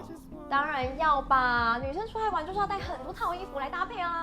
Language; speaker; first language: Chinese; native; Chinese